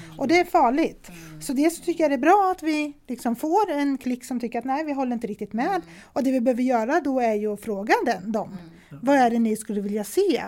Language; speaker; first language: Swedish; native; Swedish